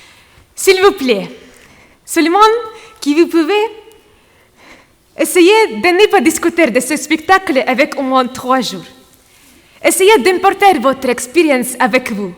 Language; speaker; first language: French; non-native, learner; Russian